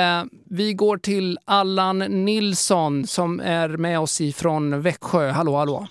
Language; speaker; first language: Swedish; native; Swedish